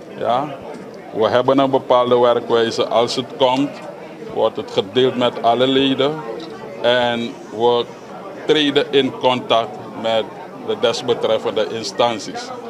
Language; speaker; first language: Dutch; native; Dutch